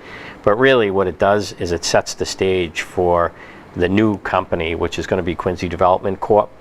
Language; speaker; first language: English; native; English